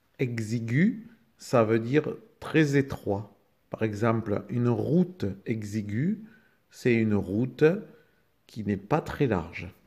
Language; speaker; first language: French; native; French